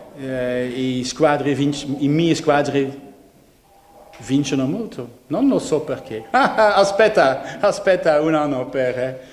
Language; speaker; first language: Italian; non-native, learner; Dutch